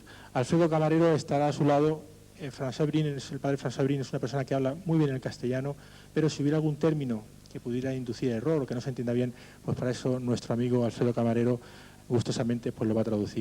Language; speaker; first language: Spanish; native; Spanish